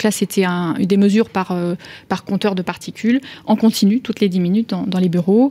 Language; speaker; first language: French; native; French